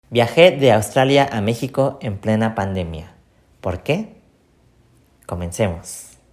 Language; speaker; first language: Spanish; native; Spanish